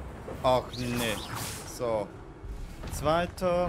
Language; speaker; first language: German; native; German